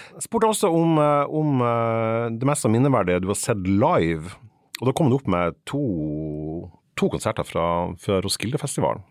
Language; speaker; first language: Norwegian; native; Norwegian